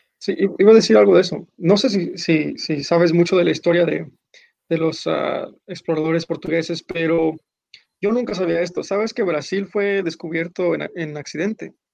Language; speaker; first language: Spanish; early bilingual, heritage; Spanish